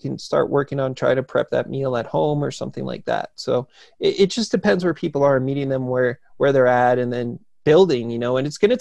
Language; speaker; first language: English; native; English